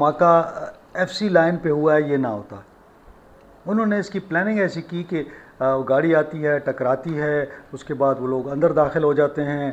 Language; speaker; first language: Urdu; native; Urdu